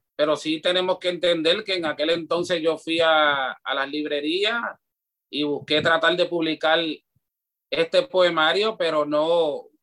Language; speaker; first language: Spanish; native; Spanish